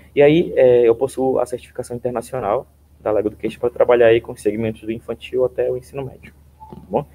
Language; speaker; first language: Portuguese; native; Portuguese